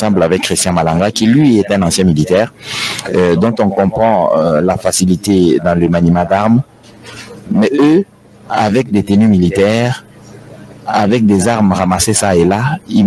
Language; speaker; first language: French; non-native, local second language; Lingala